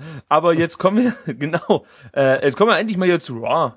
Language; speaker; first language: German; native; German